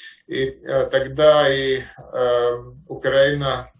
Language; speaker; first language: Russian; non-native, fluent; Latvian